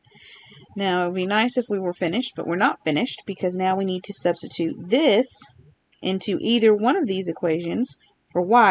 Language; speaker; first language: English; native; English